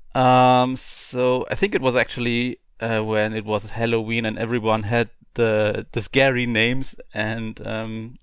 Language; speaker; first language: English; non-native, fluent; German